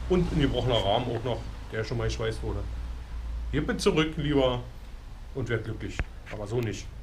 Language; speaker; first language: German; native; German